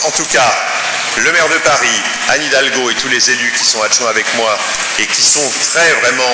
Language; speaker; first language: French; native; French